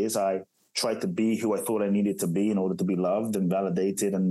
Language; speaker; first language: English; native; English